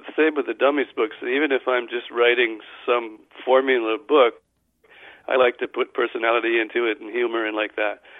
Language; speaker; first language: English; native; English